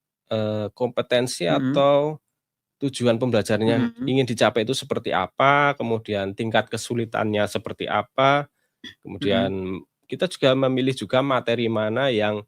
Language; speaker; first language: Indonesian; native; Indonesian